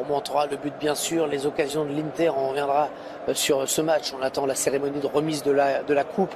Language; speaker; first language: French; native; French